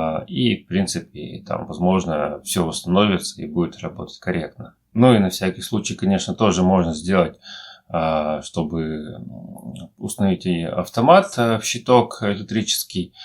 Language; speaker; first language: Russian; native; Russian